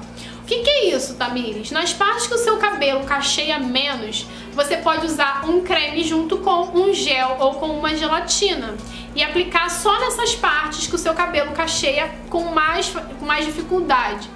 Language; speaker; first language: Portuguese; native; Portuguese